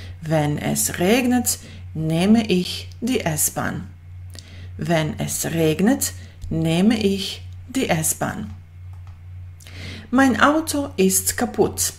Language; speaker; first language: German; non-native, fluent; Bosnian